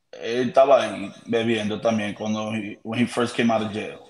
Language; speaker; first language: Spanish; early bilingual, heritage; Spanish